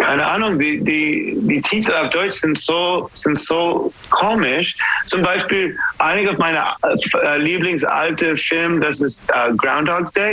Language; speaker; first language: German; non-native, learner; English